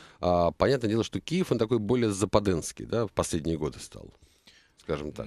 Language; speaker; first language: Russian; native; Russian